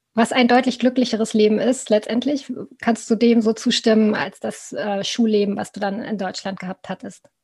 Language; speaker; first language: German; native; German